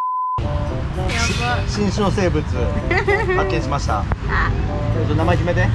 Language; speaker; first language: Japanese; native; Japanese